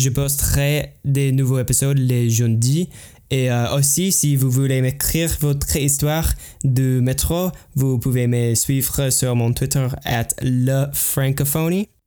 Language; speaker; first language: French; non-native, learner; English